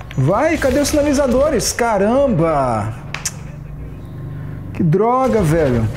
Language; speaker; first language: Portuguese; native; Portuguese